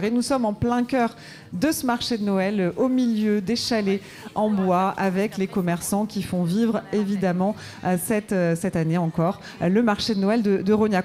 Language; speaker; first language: French; native; French